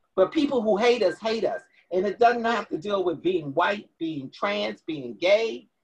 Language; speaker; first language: English; native; English